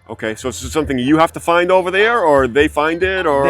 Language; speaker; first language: English; native; English